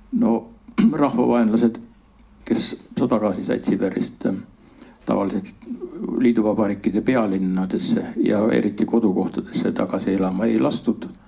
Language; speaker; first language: Estonian; native; Estonian